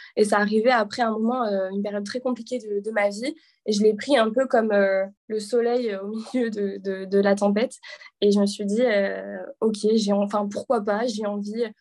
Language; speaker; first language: French; native; French